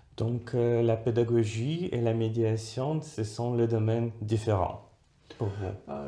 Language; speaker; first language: French; non-native, fluent; Russian